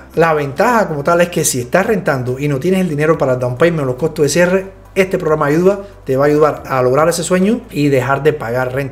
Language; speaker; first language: Spanish; native; Spanish